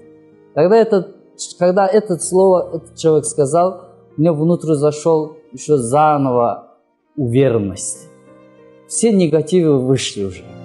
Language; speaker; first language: Russian; non-native, learner; Kyrgyz